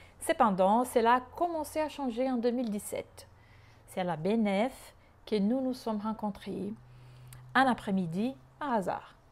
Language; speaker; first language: French; non-native, fluent; Portuguese